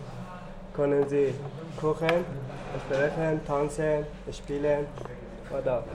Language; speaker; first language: German; non-native, learner; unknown